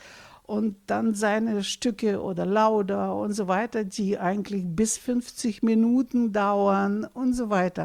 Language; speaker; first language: German; non-native, fluent; Russian